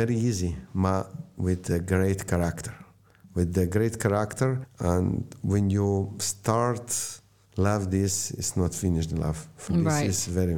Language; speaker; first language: English; non-native, learner; Slovenian